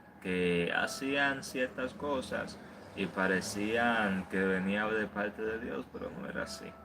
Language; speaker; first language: Spanish; native; Spanish